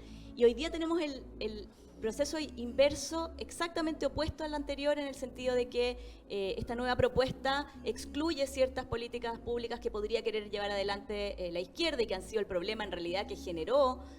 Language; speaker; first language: Spanish; native; Spanish